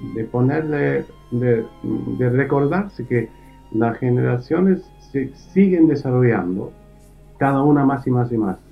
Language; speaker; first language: Spanish; early bilingual, heritage; German